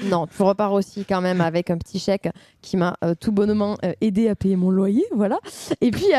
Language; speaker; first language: French; native; French